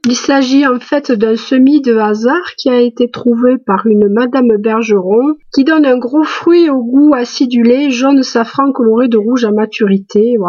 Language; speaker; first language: French; native; French